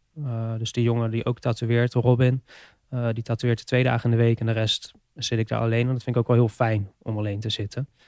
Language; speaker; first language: Dutch; native; Dutch